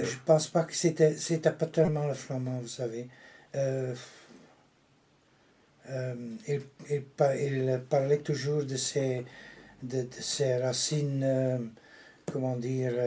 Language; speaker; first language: French; non-native, local second language; Dutch